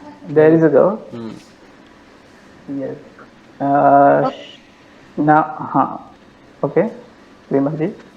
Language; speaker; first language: English; non-native, learner; Hindi